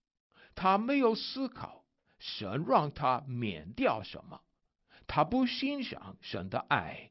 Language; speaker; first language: Chinese; native; Chinese